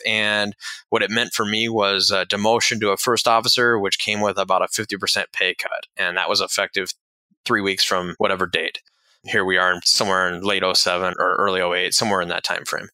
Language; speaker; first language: English; native; English